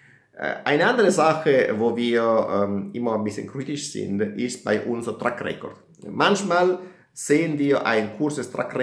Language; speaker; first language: German; non-native, fluent; Italian